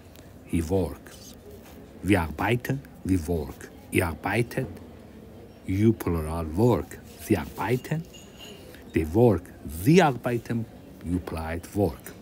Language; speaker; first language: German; non-native, fluent; Persian